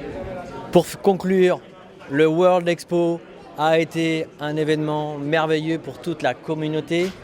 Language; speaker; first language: French; native; French